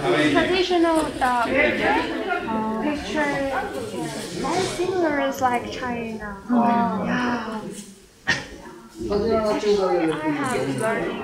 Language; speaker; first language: English; non-native, learner; Japanese